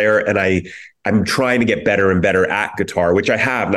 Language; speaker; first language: English; native; English